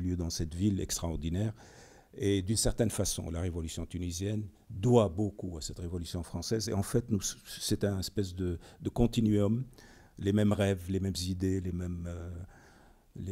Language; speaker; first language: French; non-native, local second language; Arabic